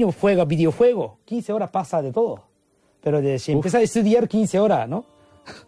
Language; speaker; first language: Spanish; non-native, learner; Japanese